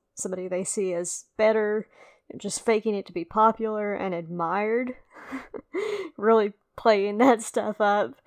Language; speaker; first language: English; native; English